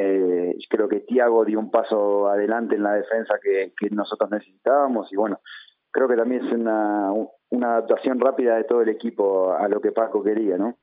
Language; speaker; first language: Spanish; native; Spanish